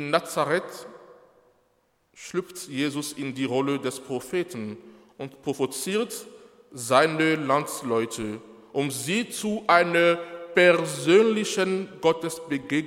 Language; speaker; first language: German; non-native, fluent; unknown